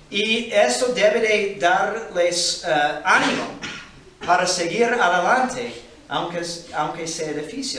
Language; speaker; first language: Spanish; non-native, fluent; English